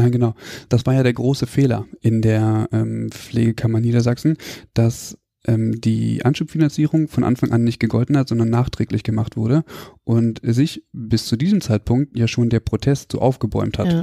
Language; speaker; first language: German; native; German